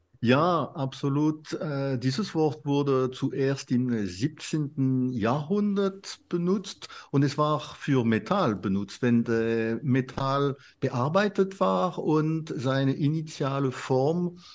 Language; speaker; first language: German; non-native, fluent; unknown